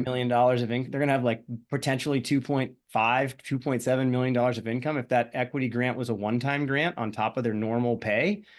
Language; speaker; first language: English; native; English